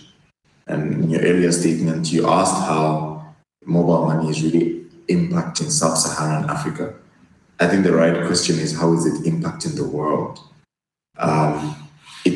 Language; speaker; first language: English; non-native, local second language; Bemba